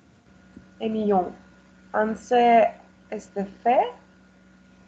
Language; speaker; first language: French; non-native, learner; Russian